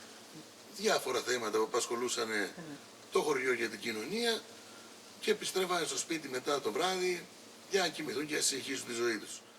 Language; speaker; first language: Greek; native; Greek